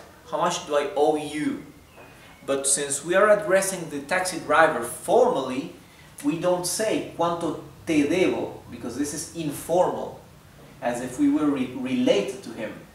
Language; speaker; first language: English; non-native, fluent; Spanish